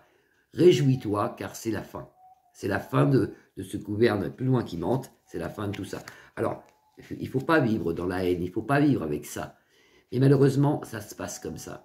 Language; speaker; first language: French; native; French